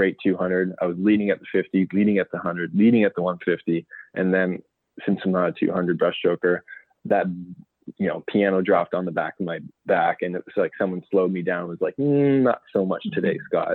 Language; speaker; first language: English; native; English